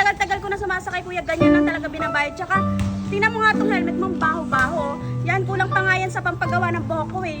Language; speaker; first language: Filipino; native; Filipino